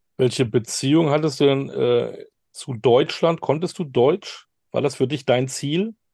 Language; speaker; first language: German; native; German